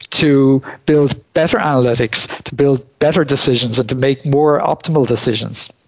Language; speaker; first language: English; native; English